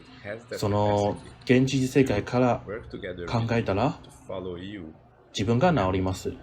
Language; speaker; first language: Japanese; non-native, learner; English